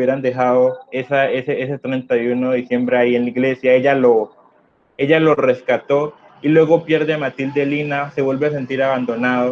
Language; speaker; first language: Spanish; native; Spanish